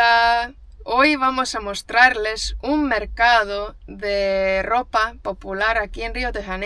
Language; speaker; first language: Spanish; non-native, fluent; Portuguese